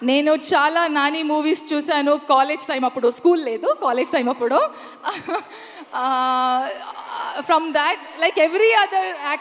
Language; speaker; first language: Telugu; non-native, learner; Kannada